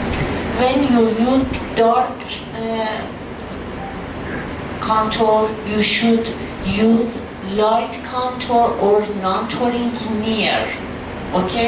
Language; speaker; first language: English; non-native, learner; Persian